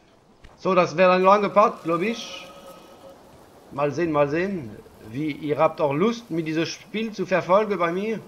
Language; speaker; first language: German; non-native, learner; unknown